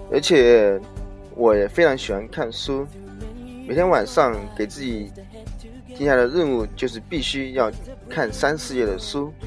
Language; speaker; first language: Chinese; native; Chinese